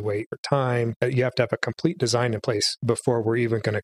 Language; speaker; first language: English; native; English